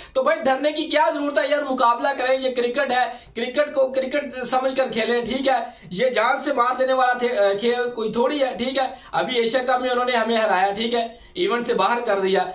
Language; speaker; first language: Urdu; non-native, local second language; Punjabi